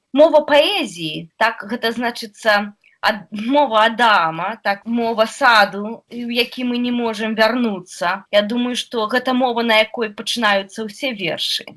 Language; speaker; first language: Belarusian; non-native, local second language; Russian